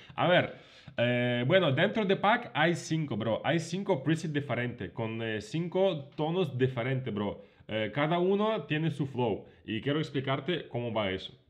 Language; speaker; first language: Spanish; non-native, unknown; Ukrainian